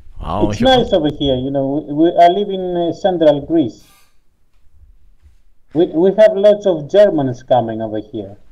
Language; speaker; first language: English; non-native, learner; Greek